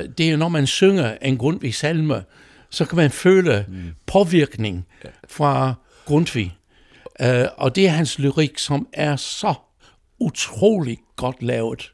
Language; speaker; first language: Danish; non-native, fluent; English